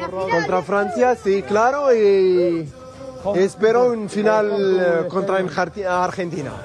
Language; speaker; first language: Spanish; non-native, learner; Arabic